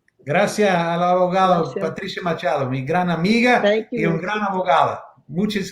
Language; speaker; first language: Spanish; non-native, learner; English